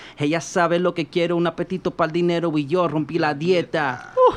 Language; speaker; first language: Spanish; early bilingual, heritage; Spanish